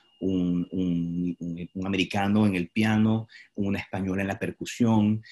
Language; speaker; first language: Spanish; native; Spanish